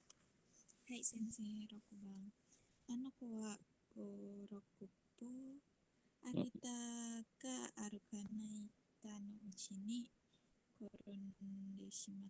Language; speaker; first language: Japanese; non-native, learner; Indonesian